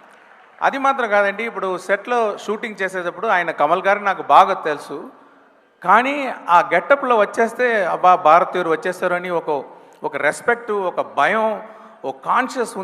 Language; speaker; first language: Telugu; non-native, learner; Tamil